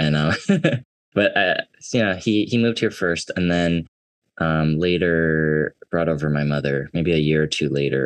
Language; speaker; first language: English; native; English